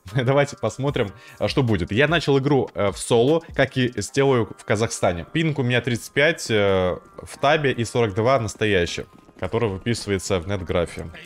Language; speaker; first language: Russian; native; Russian